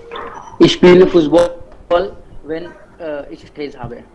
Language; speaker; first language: German; non-native, learner; Hindi